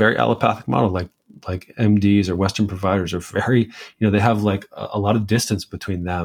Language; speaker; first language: English; native; English